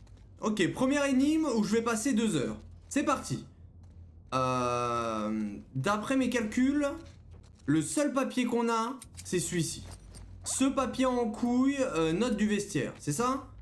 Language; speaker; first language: French; native; French